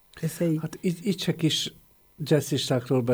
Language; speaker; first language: Hungarian; native; Hungarian